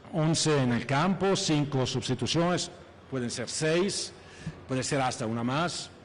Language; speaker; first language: Spanish; non-native, fluent; Italian